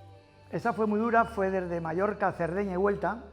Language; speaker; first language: Spanish; native; Spanish